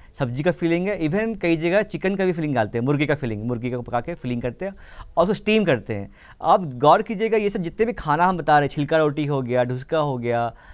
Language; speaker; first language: Hindi; native; Hindi